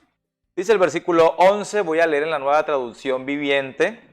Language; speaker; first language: Spanish; native; Spanish